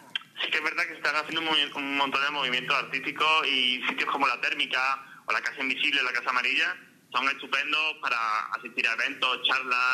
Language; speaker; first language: Spanish; native; Spanish